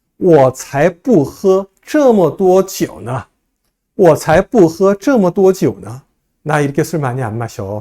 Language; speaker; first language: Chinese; non-native, fluent; Korean